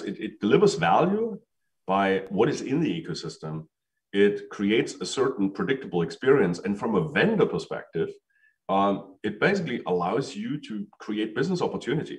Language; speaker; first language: English; non-native, fluent; German